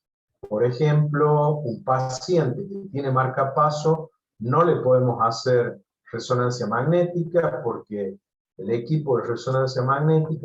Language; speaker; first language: Spanish; native; Spanish